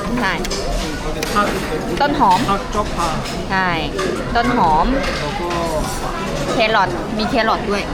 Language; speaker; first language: Thai; native; Thai